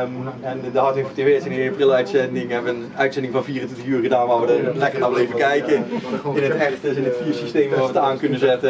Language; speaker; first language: Dutch; native; Dutch